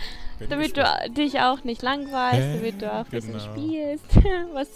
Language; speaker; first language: German; non-native, fluent; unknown